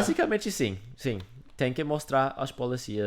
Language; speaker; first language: Portuguese; non-native, fluent; English